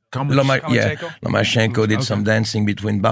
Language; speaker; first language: English; non-native, fluent; French